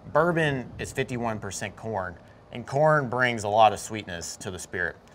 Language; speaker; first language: English; native; English